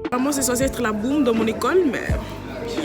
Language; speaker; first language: French; early bilingual, other home language; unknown